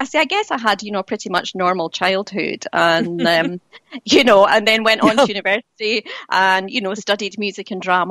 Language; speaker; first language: English; native; English